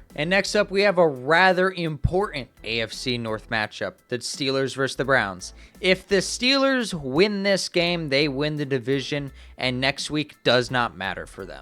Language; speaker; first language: English; native; English